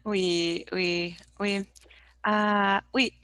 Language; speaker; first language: French; non-native, learner; Portuguese